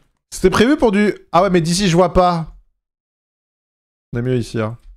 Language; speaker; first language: French; native; French